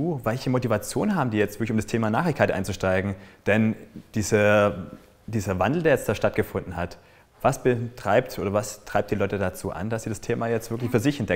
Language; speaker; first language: German; native; German